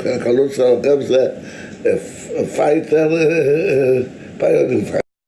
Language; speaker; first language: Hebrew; non-native, fluent; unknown